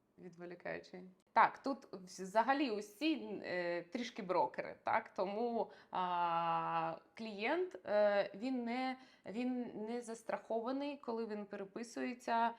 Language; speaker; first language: Ukrainian; non-native, local second language; Russian